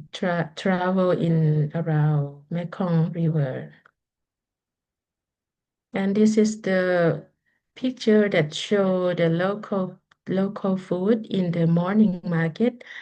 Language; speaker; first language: English; non-native, learner; Lao